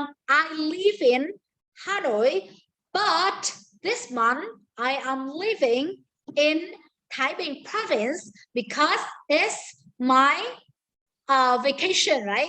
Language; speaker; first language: English; non-native, learner; Vietnamese